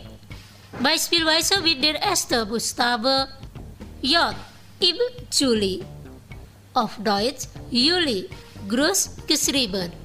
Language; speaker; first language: German; non-native, fluent; Indonesian